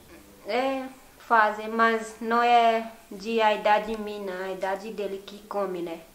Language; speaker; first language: Portuguese; non-native, local second language; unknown